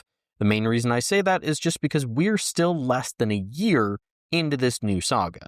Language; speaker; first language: English; native; English